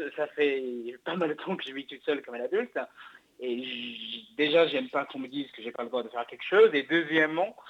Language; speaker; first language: French; non-native, fluent; English